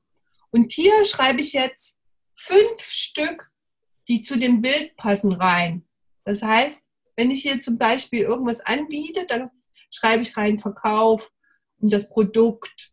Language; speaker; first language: German; native; German